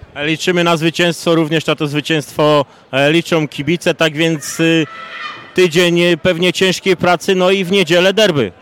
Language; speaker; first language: Polish; native; Polish